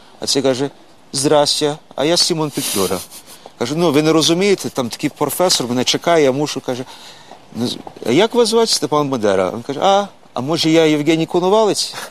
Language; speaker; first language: Ukrainian; early bilingual, heritage; Ukrainian